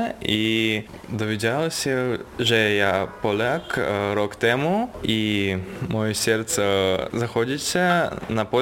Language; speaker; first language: Polish; non-native, learner; Russian